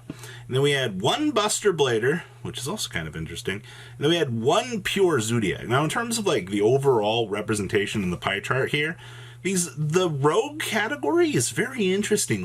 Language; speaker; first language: English; native; English